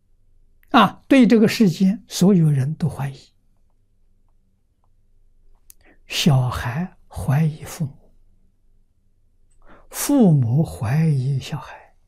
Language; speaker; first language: Chinese; native; Chinese